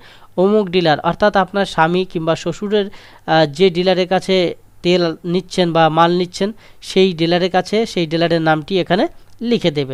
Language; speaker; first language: Bangla; native; Bangla